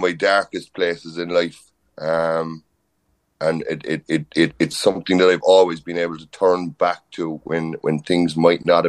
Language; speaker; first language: English; native; English